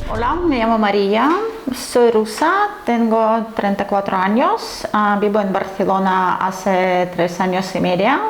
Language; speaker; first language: Spanish; non-native, fluent; Russian